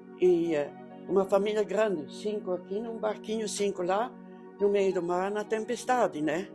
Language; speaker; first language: Portuguese; early bilingual, other home language; Dutch